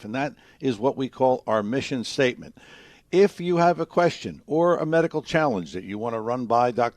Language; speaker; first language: English; native; English